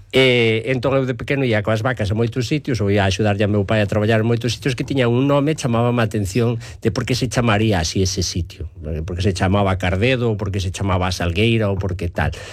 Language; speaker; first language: Galician; native; Galician